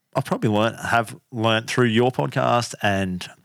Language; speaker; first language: English; native; English